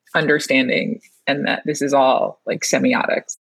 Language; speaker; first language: English; early bilingual, other home language; Persian